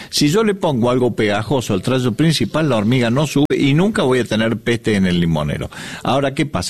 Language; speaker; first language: Spanish; native; Spanish